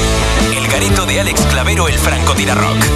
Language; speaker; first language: Spanish; native; Spanish